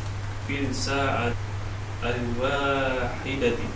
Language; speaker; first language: Arabic; non-native, learner; Malay